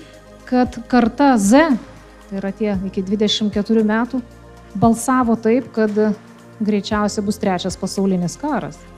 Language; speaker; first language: Lithuanian; native; Lithuanian